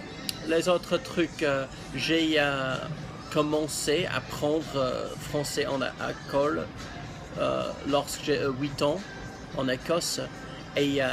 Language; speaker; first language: French; non-native, learner; English